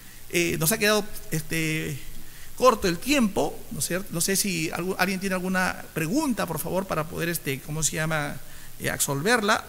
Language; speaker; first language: Spanish; native; Spanish